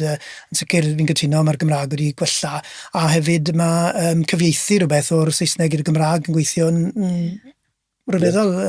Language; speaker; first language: Welsh; native; Welsh